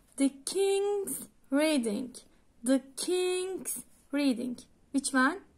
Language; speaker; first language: English; non-native, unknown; Turkish